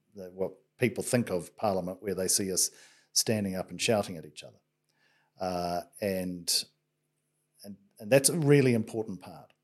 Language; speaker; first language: English; native; English